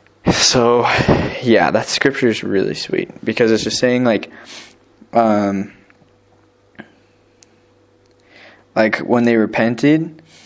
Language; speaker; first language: English; native; English